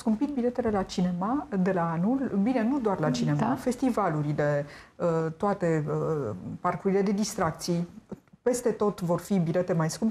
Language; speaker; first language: Romanian; native; Romanian